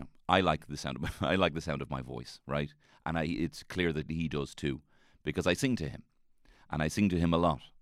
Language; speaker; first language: English; native; English